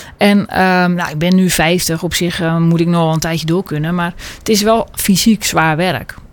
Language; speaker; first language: Dutch; native; Dutch